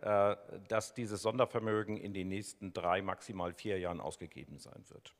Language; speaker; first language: German; native; German